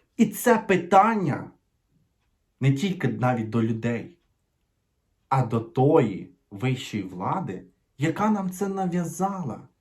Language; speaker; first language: Ukrainian; native; Ukrainian